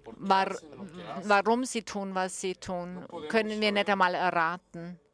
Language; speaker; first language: German; non-native, fluent; English